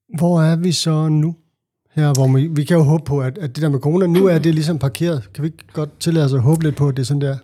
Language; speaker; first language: Danish; native; Danish